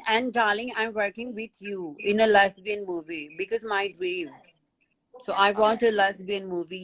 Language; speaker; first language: English; non-native, learner; Hindi